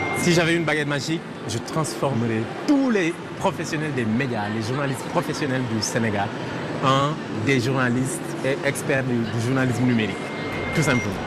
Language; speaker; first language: French; non-native, local second language; Wolof